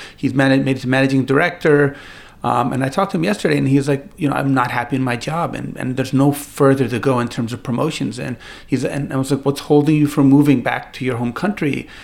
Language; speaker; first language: English; native; English